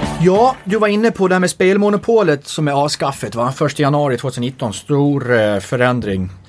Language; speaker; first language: Swedish; native; Swedish